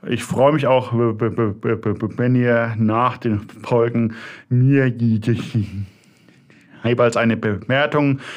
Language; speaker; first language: German; native; German